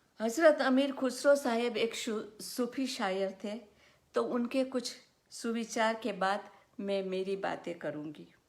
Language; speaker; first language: Hindi; non-native, local second language; Gujarati